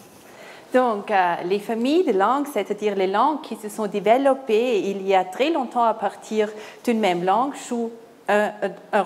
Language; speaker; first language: French; non-native, fluent; German